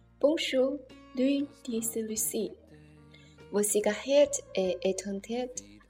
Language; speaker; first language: French; non-native, learner; Chinese